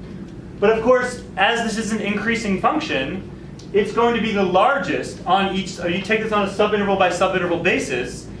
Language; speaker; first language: English; native; English